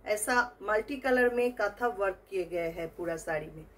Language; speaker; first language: Hindi; non-native, local second language; Bangla